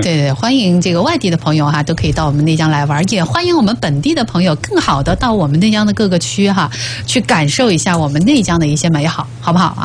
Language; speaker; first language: Chinese; native; Chinese